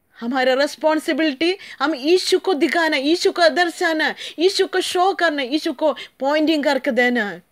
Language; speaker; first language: Hindi; non-native, local second language; Malayalam